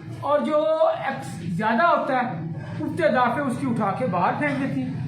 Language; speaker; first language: Urdu; non-native, local second language; Punjabi